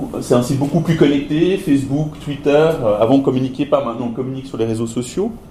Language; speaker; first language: French; native; French